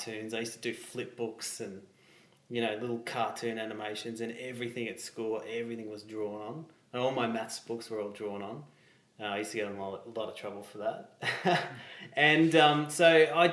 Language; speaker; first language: English; native; English